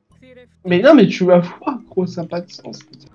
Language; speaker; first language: French; native; French